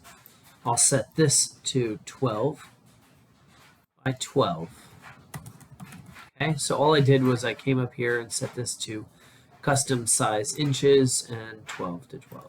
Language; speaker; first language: English; native; English